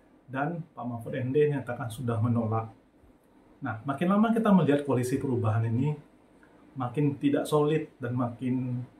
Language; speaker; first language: Indonesian; native; Indonesian